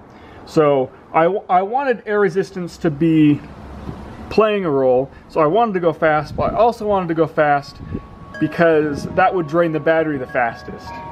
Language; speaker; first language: English; native; English